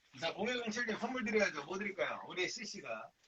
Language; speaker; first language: Korean; native; Korean